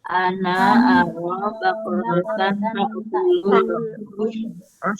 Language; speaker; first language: Arabic; non-native, learner; Indonesian